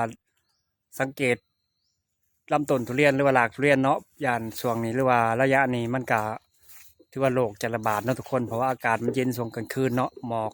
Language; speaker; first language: Thai; non-native, local second language; Lao